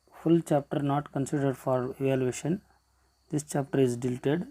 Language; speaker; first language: English; non-native, local second language; Kannada